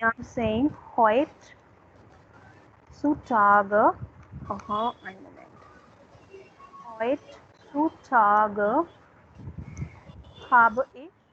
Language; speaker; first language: German; non-native, fluent; Hindi